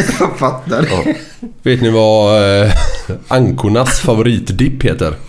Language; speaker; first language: Swedish; native; Swedish